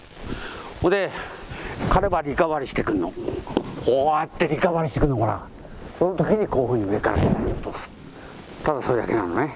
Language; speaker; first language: Japanese; native; Japanese